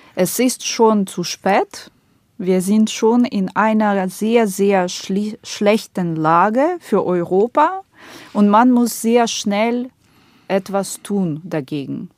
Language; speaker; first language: German; non-native, fluent; Ukrainian